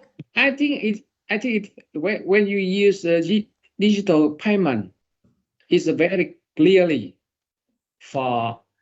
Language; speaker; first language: English; non-native, learner; Vietnamese